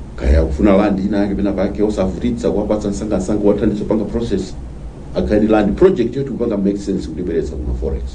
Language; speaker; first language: Nyanja; non-native, local second language; Tumbuka